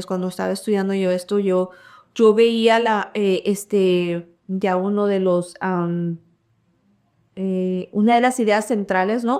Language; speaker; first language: Spanish; early bilingual, heritage; Spanish